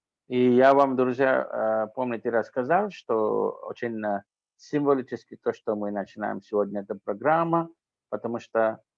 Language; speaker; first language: Russian; non-native, fluent; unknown